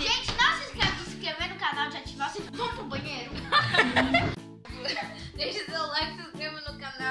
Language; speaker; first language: Portuguese; early bilingual, heritage; Portuguese